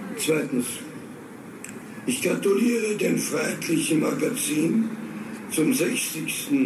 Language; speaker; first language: German; native; German